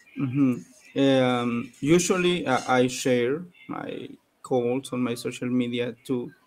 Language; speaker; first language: English; non-native, learner; Spanish